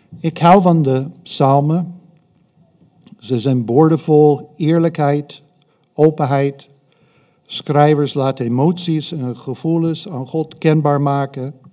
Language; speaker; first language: Dutch; non-native, fluent; English